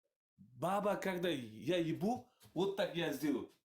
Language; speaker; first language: Russian; non-native, learner; Uzbek